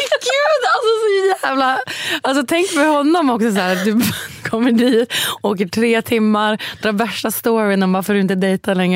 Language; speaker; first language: Swedish; native; Swedish